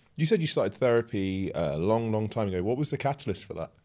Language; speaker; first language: English; native; English